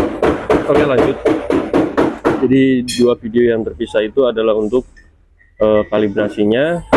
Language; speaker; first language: Indonesian; native; Indonesian